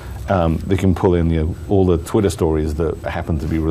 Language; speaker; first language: English; native; English